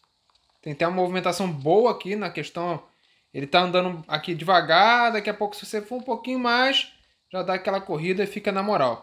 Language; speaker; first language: Portuguese; native; Portuguese